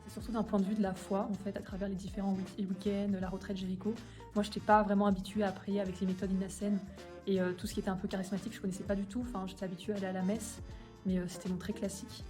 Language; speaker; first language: French; native; French